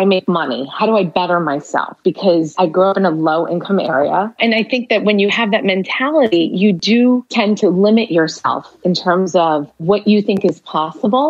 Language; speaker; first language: English; early bilingual, other home language; Arabic